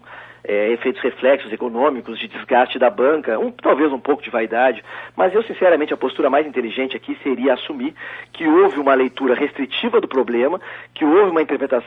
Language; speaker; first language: Portuguese; native; Portuguese